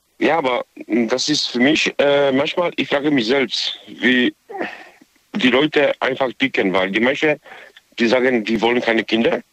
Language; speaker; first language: German; non-native, learner; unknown